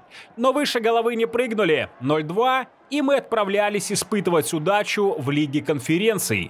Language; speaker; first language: Russian; native; Russian